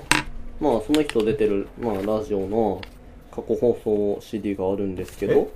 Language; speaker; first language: Japanese; native; Japanese